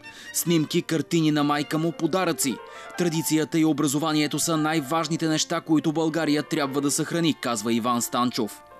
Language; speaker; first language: Bulgarian; native; Bulgarian